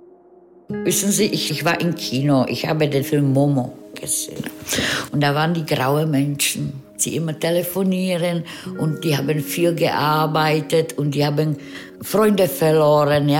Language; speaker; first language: German; non-native, fluent; Czech